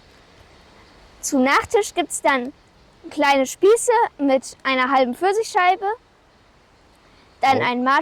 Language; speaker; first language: German; native; German